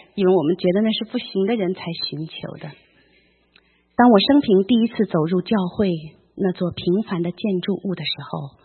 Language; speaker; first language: Chinese; native; Chinese